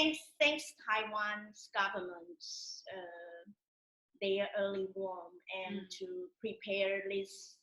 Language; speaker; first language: English; non-native, learner; Chinese